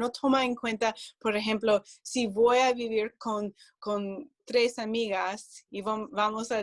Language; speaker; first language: Spanish; non-native, fluent; English